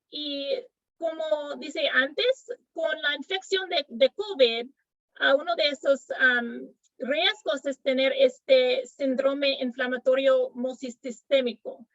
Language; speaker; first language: Spanish; non-native, fluent; English